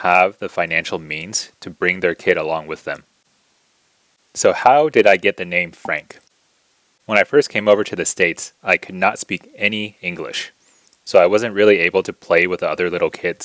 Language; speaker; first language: English; native; English